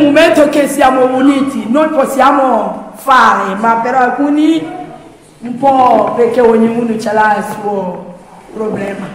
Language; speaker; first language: Italian; non-native, learner; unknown